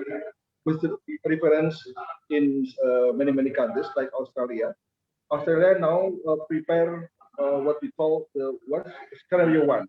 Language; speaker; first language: English; non-native, fluent; Indonesian